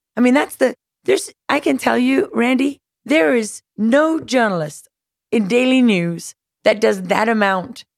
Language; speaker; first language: English; native; English